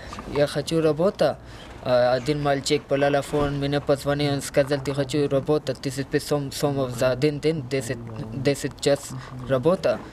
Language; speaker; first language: Russian; non-native, learner; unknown